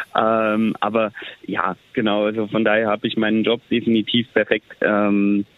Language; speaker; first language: German; native; German